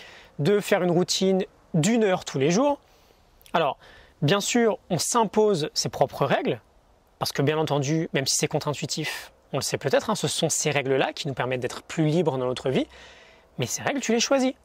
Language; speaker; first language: French; native; French